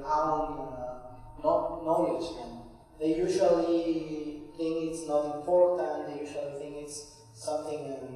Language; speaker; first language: English; non-native, fluent; Spanish